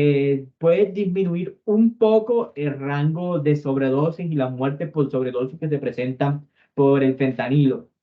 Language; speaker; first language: Spanish; native; Spanish